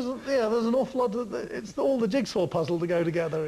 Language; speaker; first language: English; native; English